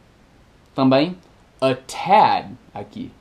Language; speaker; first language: Portuguese; non-native, fluent; English